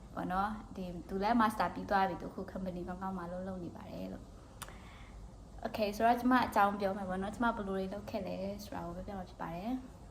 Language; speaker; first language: Burmese; non-native, local second language; Kachin